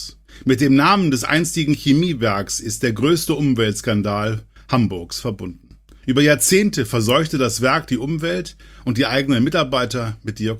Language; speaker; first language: German; native; German